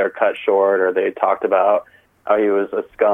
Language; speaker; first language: English; native; English